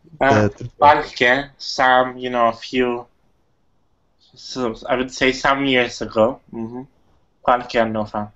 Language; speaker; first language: English; non-native, fluent; Italian